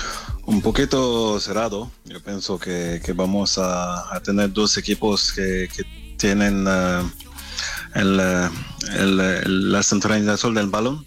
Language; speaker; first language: Spanish; non-native, learner; French